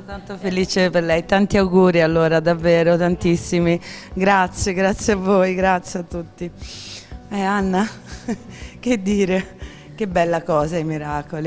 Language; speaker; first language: Italian; native; Italian